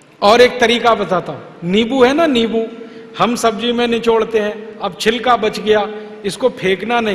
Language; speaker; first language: Hindi; native; Hindi